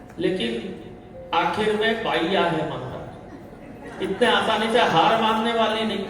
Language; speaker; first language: Hindi; non-native, local second language; Kannada